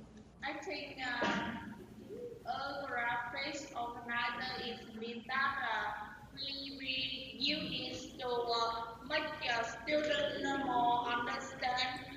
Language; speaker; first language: English; non-native, learner; Vietnamese